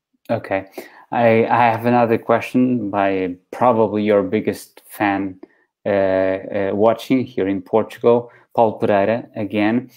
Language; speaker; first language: English; non-native, fluent; Portuguese